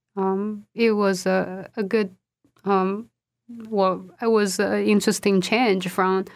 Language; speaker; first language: English; non-native, fluent; Chinese